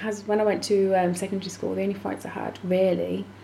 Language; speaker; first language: English; native; English